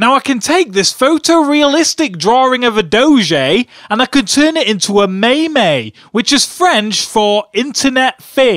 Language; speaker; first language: English; native; English